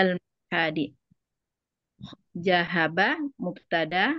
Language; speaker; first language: Arabic; non-native, learner; Malay